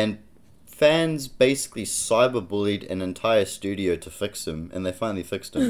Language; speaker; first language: English; native; English